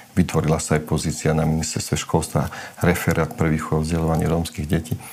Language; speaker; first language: Slovak; non-native, local second language; Romany